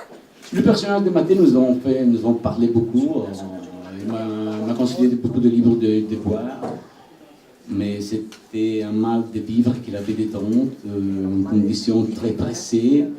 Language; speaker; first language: French; non-native, learner; Italian